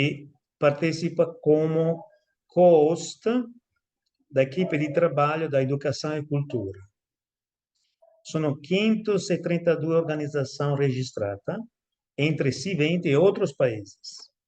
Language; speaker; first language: Portuguese; non-native, fluent; Italian